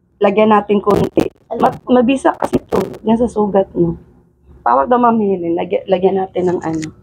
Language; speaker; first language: Filipino; non-native, local second language; Cebuano